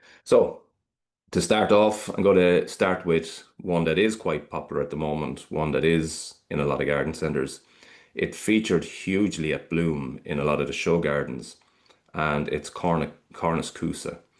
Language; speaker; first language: English; native; English